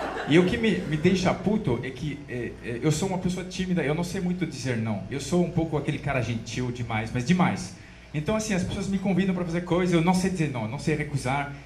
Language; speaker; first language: Portuguese; non-native, fluent; French